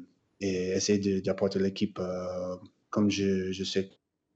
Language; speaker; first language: French; non-native, fluent; English